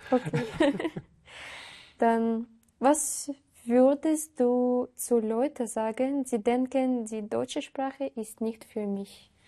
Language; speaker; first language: German; non-native, learner; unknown